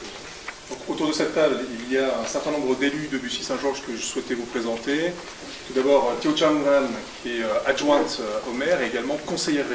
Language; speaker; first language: French; native; French